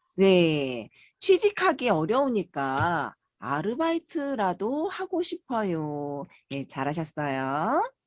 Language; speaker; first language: Korean; native; Korean